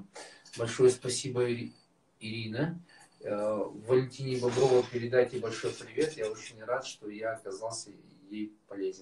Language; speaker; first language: Russian; native; Russian